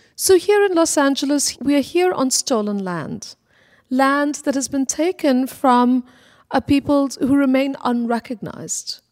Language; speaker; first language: English; non-native, local second language; Bangla